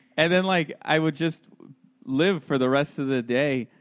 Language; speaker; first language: English; native; English